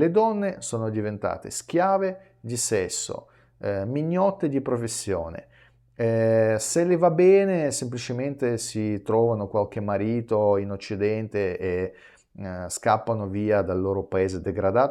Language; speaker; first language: Italian; non-native, fluent; Russian